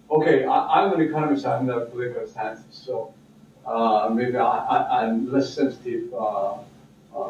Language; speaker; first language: English; non-native, fluent; Korean